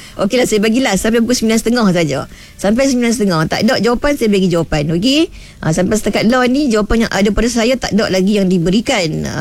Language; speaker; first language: Malay; native; Malay